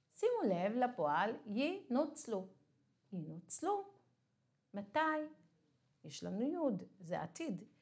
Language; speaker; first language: Hebrew; non-native, local second language; Arabic